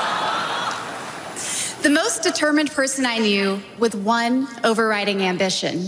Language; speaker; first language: English; native; English